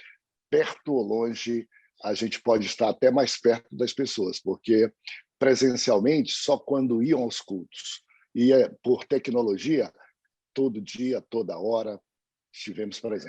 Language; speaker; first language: Portuguese; native; Portuguese